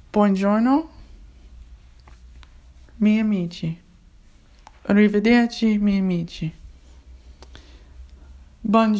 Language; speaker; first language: Italian; non-native, learner; English